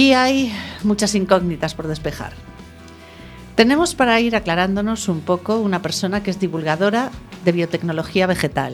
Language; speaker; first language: Spanish; native; Spanish